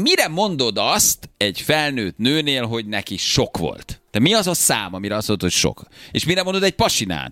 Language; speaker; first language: Hungarian; native; Hungarian